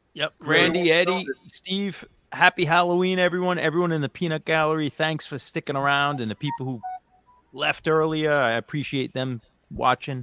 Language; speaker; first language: English; native; English